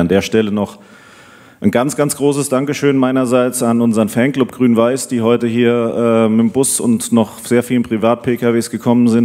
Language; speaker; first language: German; native; German